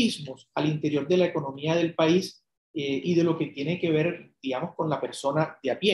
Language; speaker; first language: Spanish; native; Spanish